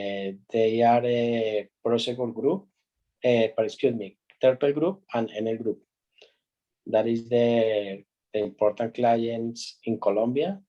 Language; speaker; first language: English; non-native, learner; Spanish